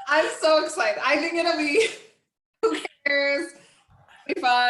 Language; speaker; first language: English; native; English